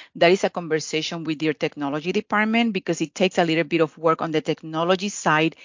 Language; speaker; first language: English; non-native, fluent; Spanish